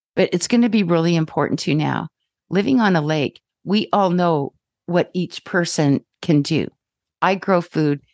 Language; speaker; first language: English; native; English